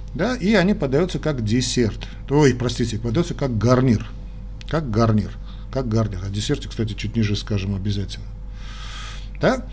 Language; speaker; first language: Russian; non-native, local second language; Armenian